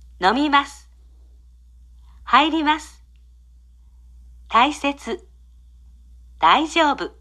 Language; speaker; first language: Japanese; non-native, fluent; Indonesian